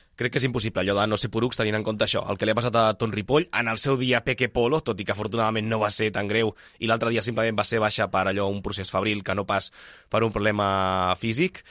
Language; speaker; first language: Catalan; native; Catalan